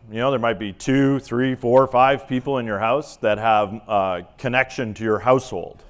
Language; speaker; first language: English; native; English